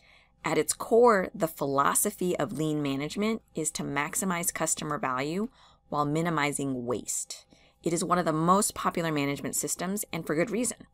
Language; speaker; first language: English; native; English